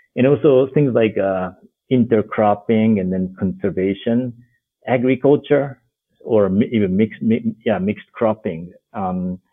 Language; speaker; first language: English; non-native, fluent; Japanese